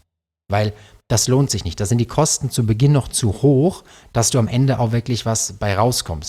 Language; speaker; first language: German; native; German